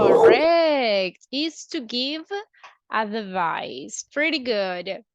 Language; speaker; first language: English; non-native, fluent; Spanish